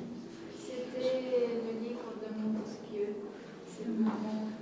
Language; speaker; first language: French; non-native, learner; Russian